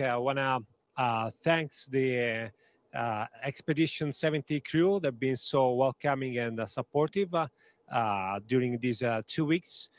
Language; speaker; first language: English; non-native, fluent; Italian